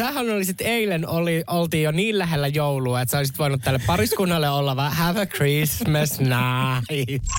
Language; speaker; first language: Finnish; native; Finnish